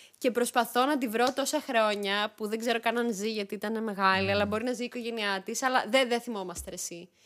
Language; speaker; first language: Greek; early bilingual, other home language; Armenian